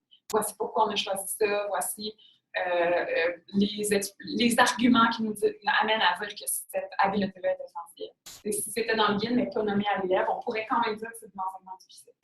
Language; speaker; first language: French; native; French